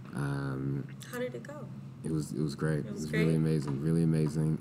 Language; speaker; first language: English; native; English